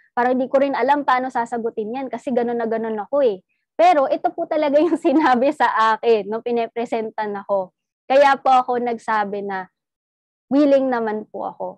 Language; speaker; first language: Filipino; non-native, local second language; Cebuano